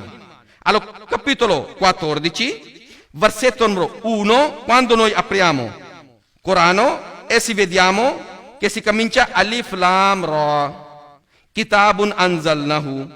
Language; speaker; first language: Italian; non-native, learner; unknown